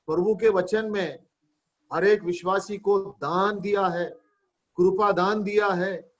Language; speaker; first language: Hindi; non-native, local second language; Marathi